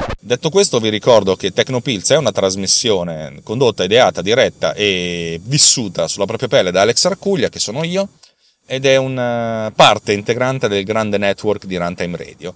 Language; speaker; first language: Italian; native; Italian